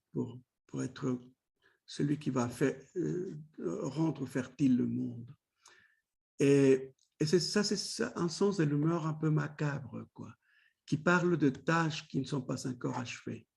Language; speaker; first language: French; non-native, fluent; Spanish